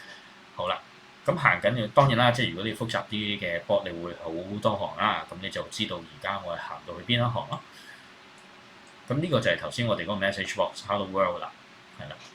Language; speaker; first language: Cantonese; native; Cantonese